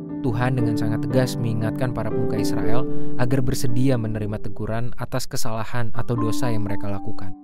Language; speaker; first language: Indonesian; native; Indonesian